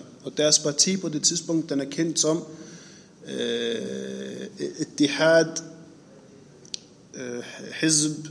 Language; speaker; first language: Danish; non-native, fluent; Arabic